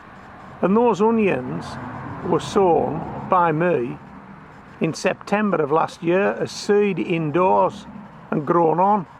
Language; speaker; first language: English; native; English